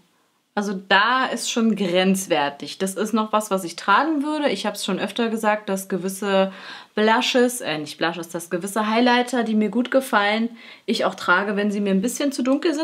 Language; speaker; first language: German; native; German